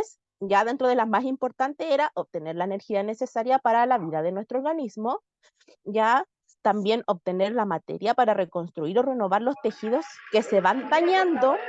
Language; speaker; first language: Spanish; native; Spanish